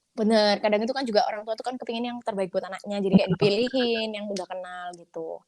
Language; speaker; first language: Indonesian; native; Indonesian